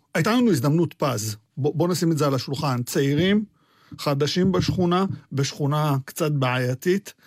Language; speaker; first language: Hebrew; early bilingual, other home language; Arabic